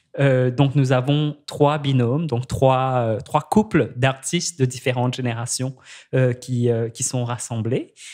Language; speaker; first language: French; native; French